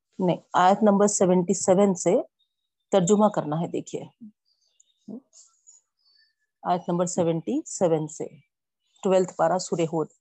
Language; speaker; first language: Urdu; native; Urdu